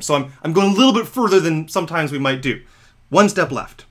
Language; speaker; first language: English; native; English